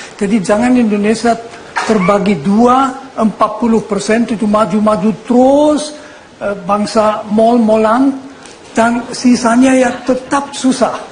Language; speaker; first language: Indonesian; non-native, fluent; German